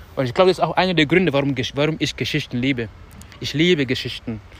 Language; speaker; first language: German; non-native, fluent; Wolof